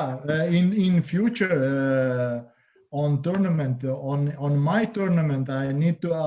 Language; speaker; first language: English; non-native, learner; Croatian